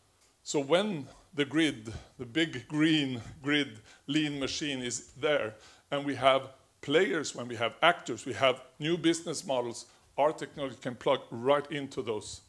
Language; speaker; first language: English; non-native, fluent; Swedish